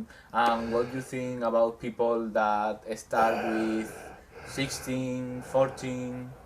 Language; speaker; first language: English; non-native, learner; Spanish